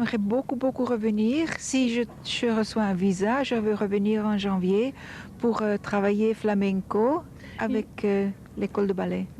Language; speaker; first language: French; non-native, fluent; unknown